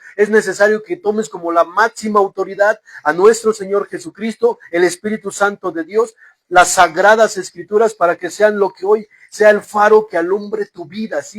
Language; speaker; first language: Spanish; native; Spanish